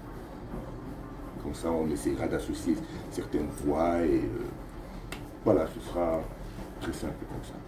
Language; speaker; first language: French; non-native, local second language; Lingala